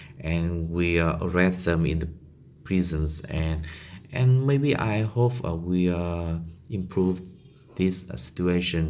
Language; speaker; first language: English; non-native, learner; Vietnamese